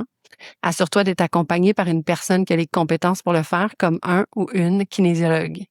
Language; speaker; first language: French; native; French